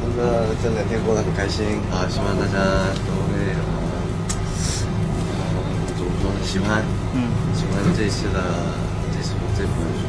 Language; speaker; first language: Chinese; early bilingual, heritage; Chinese